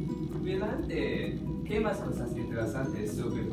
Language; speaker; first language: Spanish; non-native, learner; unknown